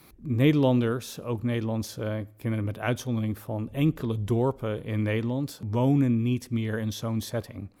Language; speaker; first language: Dutch; non-native, fluent; English